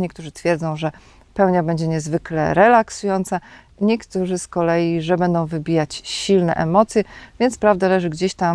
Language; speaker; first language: Polish; native; Polish